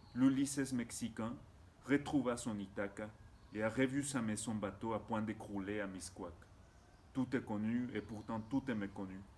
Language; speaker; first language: French; non-native, fluent; Spanish